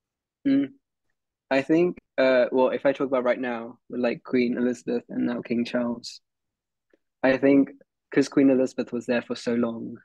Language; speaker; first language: English; early bilingual, other home language; Hindi